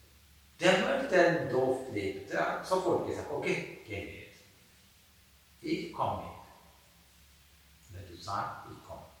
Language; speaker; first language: German; non-native, fluent; Sinhala